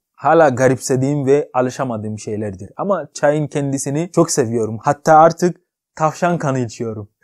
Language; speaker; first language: Turkish; non-native, fluent; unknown